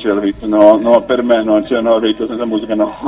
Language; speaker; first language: Italian; non-native, learner; Finnish